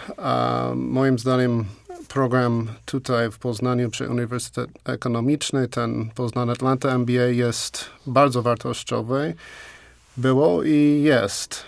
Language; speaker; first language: Polish; non-native, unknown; English